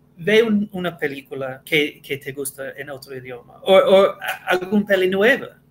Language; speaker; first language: Spanish; non-native, learner; English